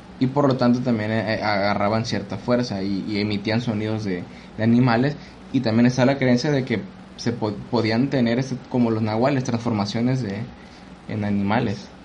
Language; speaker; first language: Spanish; native; Spanish